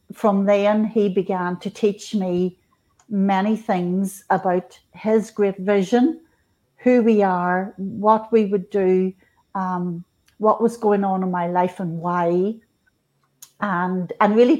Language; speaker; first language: English; native; English